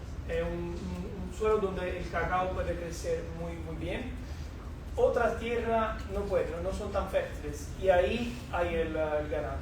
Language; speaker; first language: Spanish; non-native, fluent; Portuguese